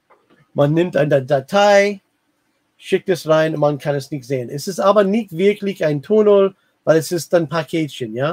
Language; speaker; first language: German; non-native, fluent; English